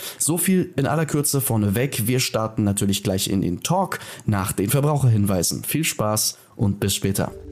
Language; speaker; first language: German; native; German